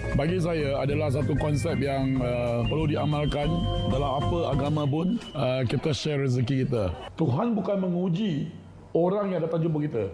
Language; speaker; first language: Malay; non-native, local second language; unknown